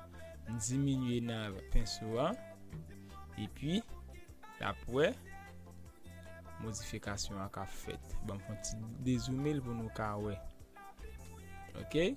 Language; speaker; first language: French; non-native, learner; Haitian Creole